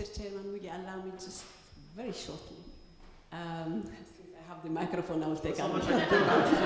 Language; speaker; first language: English; non-native, fluent; Tigrinya